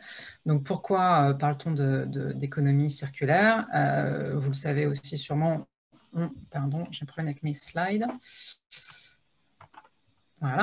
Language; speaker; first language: French; native; French